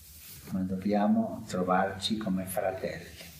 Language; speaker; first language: Italian; non-native, fluent; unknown